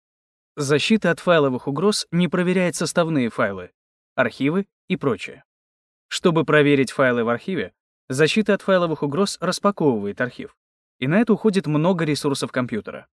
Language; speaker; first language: Russian; native; Russian